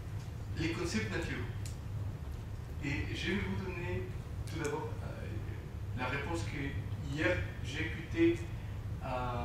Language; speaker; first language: French; non-native, fluent; Spanish